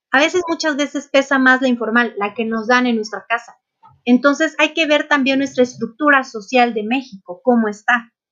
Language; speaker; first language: Spanish; native; Spanish